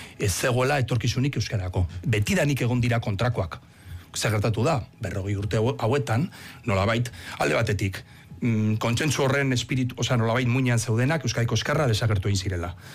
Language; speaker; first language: Basque; non-native, local second language; Spanish